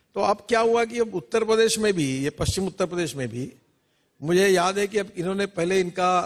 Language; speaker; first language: Hindi; non-native, local second language; Marathi